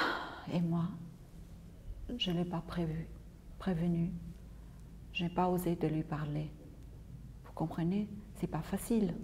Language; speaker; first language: French; non-native, local second language; Arabic